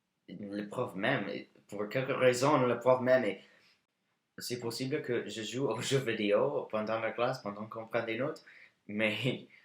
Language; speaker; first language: French; non-native, learner; English